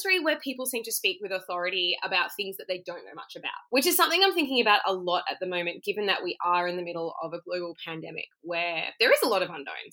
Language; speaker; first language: English; native; English